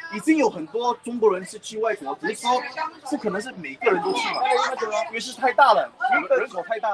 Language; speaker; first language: Chinese; early bilingual, heritage; Chinese